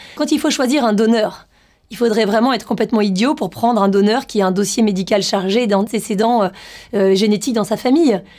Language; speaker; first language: French; native; French